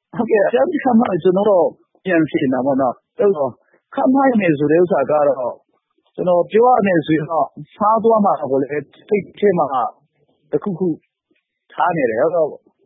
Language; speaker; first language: Burmese; non-native, local second language; Hakha Chin